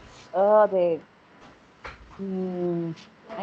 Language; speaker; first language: English; non-native, learner; Spanish